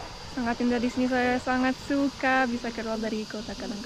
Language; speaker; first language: Indonesian; non-native, fluent; English